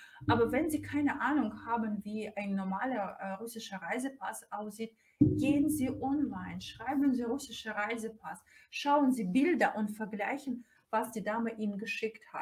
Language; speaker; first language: German; non-native, fluent; Russian